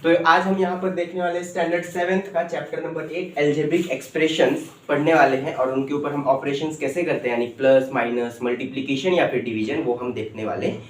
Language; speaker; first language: Hindi; non-native, local second language; Marathi